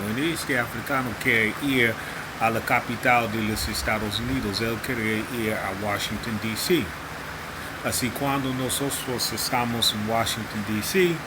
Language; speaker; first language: Spanish; non-native, learner; English